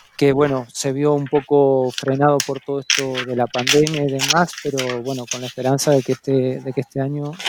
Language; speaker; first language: Spanish; native; Spanish